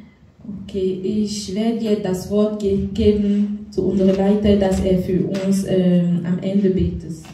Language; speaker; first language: German; non-native, learner; French